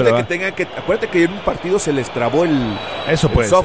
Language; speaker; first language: Spanish; native; Spanish